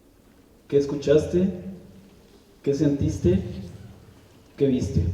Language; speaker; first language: Spanish; native; Spanish